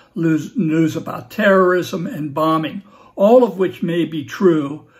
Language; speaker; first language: English; native; English